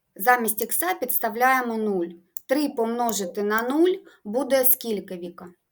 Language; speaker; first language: Ukrainian; native; Ukrainian